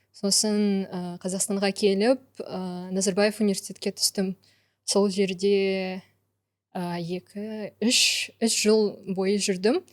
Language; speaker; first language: Kazakh; non-native, local second language; Russian